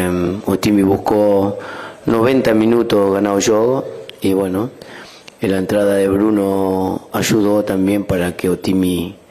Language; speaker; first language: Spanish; native; Spanish